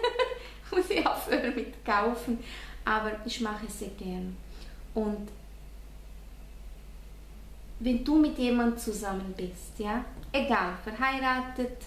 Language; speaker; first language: German; non-native, fluent; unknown